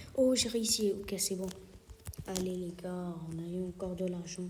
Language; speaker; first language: French; native; French